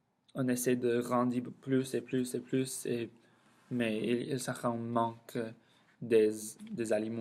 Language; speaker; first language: French; non-native, learner; English